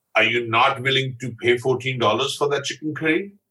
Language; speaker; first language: English; non-native, local second language; Punjabi